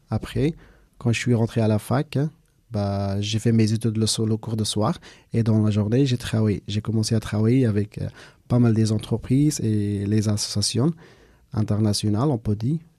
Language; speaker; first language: French; non-native, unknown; Persian